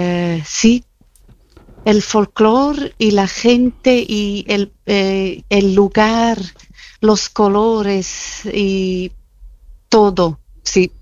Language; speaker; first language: Spanish; non-native, fluent; German